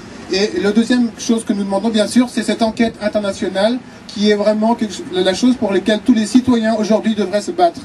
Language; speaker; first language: French; native; French